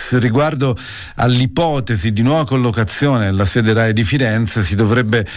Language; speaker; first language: Italian; native; Italian